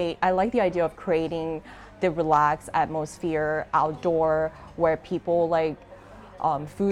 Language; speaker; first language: English; non-native, fluent; Thai